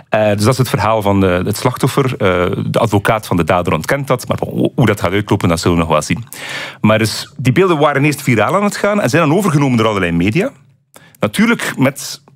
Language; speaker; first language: Dutch; native; Dutch